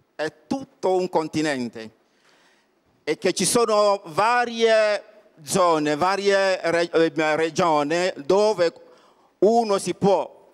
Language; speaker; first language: Italian; non-native, fluent; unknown